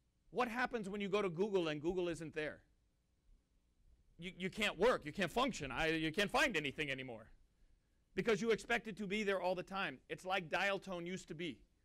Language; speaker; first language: English; native; English